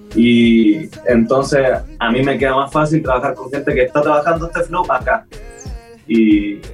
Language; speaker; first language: Spanish; native; Spanish